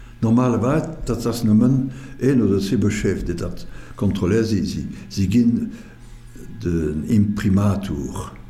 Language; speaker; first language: Luxembourgish; non-native, fluent; French